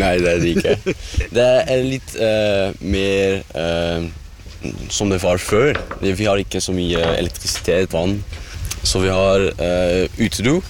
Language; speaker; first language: Norwegian; non-native, learner; Dutch